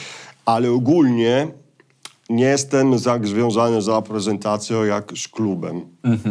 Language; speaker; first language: Polish; non-native, fluent; Italian